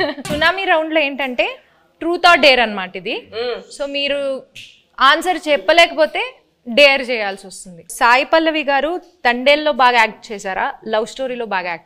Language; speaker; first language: Telugu; native; Telugu